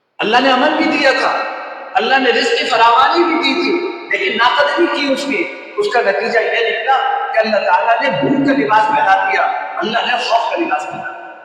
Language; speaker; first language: Urdu; native; Urdu